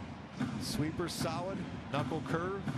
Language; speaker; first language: English; native; English